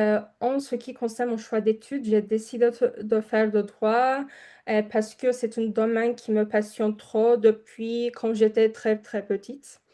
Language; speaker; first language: French; non-native, fluent; Turkish